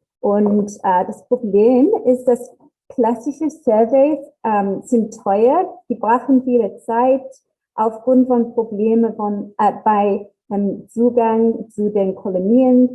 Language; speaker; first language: German; non-native, learner; English